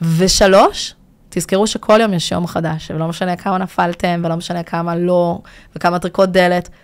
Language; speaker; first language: Hebrew; early bilingual, other home language; Russian